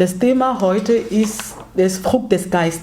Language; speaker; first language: German; non-native, learner; French